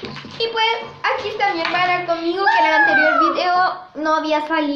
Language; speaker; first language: Spanish; native; Spanish